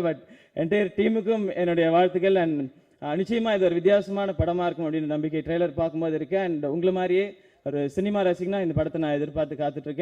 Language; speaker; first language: Tamil; native; Tamil